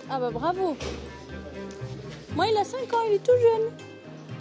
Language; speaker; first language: French; native; French